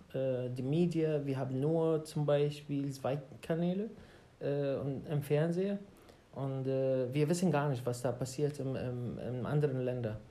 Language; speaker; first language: German; non-native, learner; Arabic